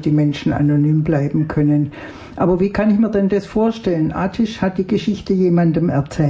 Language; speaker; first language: German; native; German